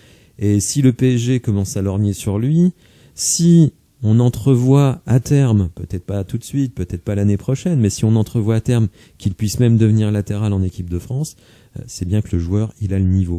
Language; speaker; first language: French; native; French